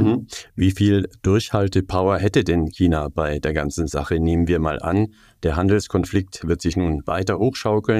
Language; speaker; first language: German; native; German